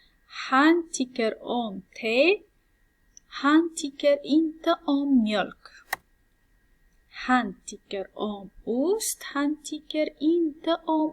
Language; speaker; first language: Swedish; non-native, fluent; Persian